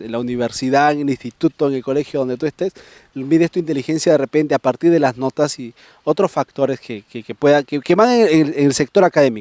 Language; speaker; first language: Spanish; native; Spanish